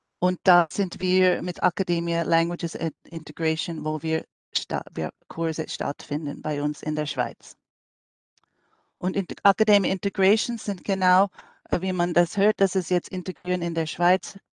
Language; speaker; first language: German; non-native, fluent; English